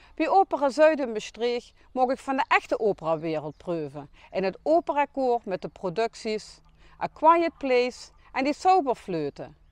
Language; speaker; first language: Dutch; native; Dutch